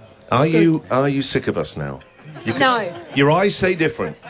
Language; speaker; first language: English; native; English